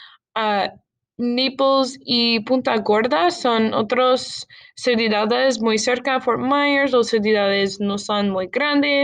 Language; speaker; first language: Spanish; non-native, learner; English